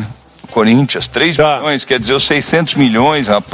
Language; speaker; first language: Portuguese; native; Portuguese